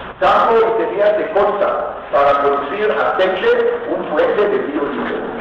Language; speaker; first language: Spanish; non-native, fluent; Hebrew